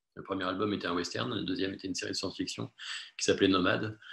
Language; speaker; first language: French; native; French